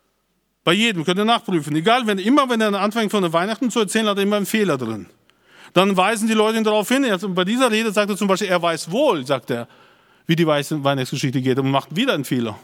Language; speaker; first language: German; native; German